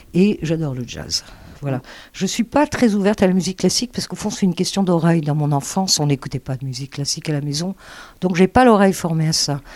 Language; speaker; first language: French; early bilingual, other home language; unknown